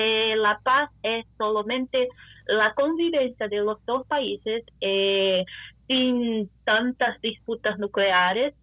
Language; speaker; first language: Spanish; non-native, fluent; Portuguese